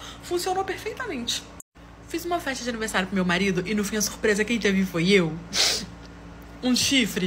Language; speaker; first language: Portuguese; native; Portuguese